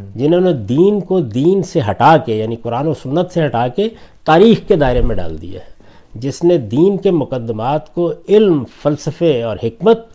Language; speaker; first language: Urdu; non-native, local second language; Punjabi